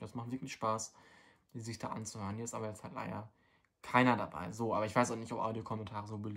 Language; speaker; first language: German; native; German